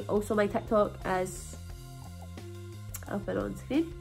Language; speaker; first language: English; native; English